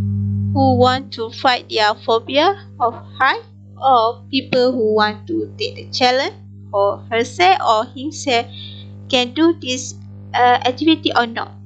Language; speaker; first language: English; non-native, local second language; Malay